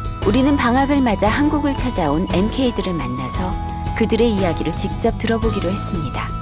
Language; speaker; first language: Korean; native; Korean